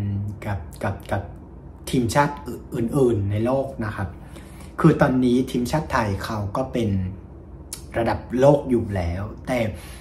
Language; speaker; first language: Thai; non-native, fluent; Vietnamese